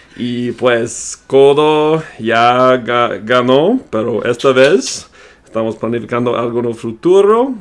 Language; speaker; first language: Spanish; non-native, fluent; English